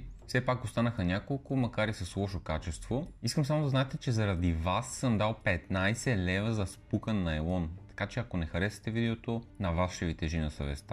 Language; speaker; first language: Bulgarian; native; Bulgarian